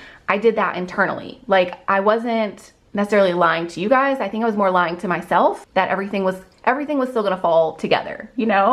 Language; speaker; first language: English; native; English